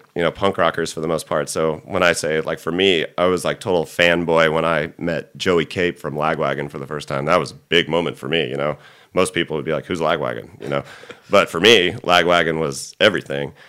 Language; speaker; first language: English; native; English